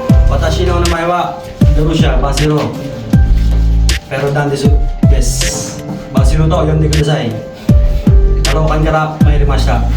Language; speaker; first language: Japanese; non-native, learner; Filipino